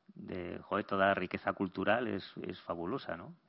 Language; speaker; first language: Spanish; native; Spanish